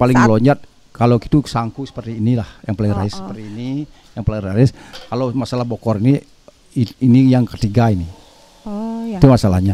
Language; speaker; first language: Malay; non-native, local second language; Balinese